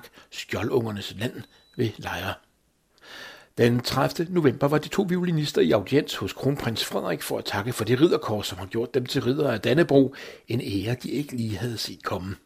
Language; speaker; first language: Danish; native; Danish